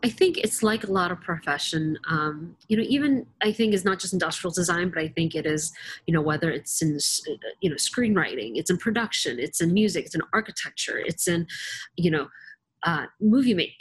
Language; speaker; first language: English; native; English